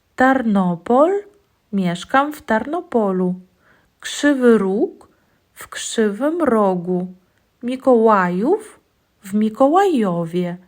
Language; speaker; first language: Polish; non-native, fluent; Ukrainian